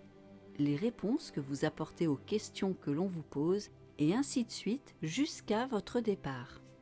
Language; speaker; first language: French; native; French